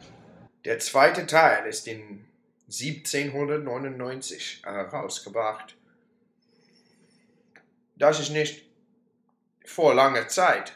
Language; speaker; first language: German; non-native, learner; English